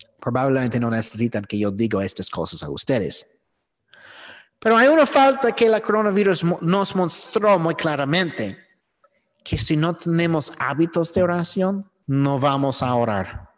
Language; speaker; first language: Spanish; non-native, fluent; English